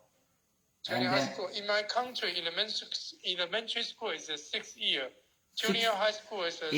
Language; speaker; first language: English; non-native, learner; Chinese